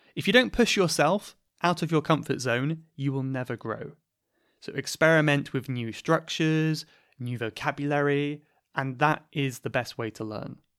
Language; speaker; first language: English; native; English